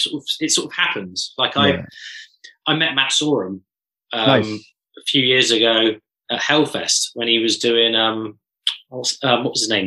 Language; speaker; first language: English; native; English